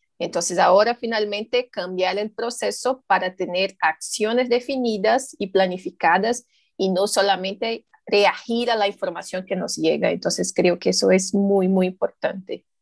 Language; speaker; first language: Spanish; non-native, fluent; Portuguese